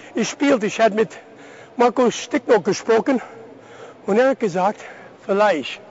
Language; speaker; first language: German; non-native, learner; English